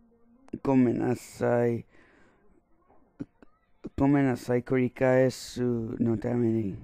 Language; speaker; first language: Japanese; non-native, learner; English